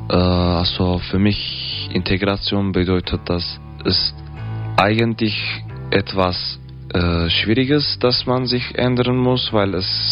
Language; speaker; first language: German; non-native, fluent; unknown